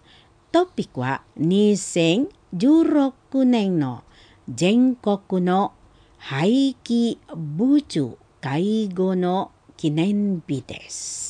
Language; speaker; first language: Japanese; non-native, fluent; Indonesian